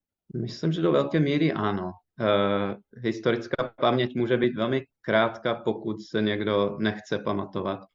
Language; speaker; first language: Czech; non-native, fluent; English